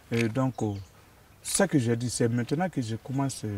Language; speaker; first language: French; non-native, local second language; Mandingo